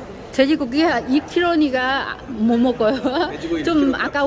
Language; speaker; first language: Korean; non-native, learner; Vietnamese